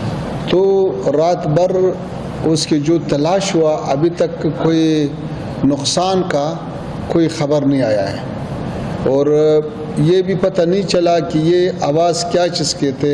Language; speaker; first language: Hindi; non-native, fluent; Pashto